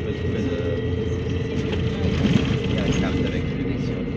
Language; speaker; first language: French; early bilingual, heritage; English